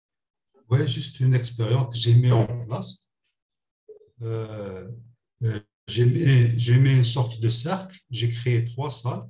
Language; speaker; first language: French; non-native, local second language; Arabic